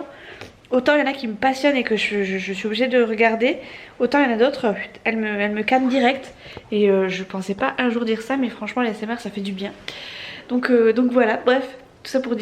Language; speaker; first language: French; native; French